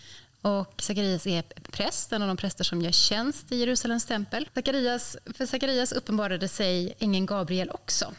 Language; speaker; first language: Swedish; native; Swedish